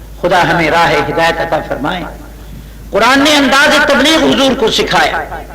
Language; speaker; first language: Urdu; non-native, local second language; Saraiki